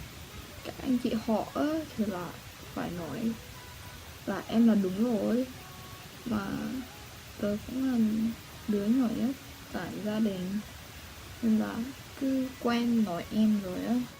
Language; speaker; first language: Vietnamese; early bilingual, heritage; Vietnamese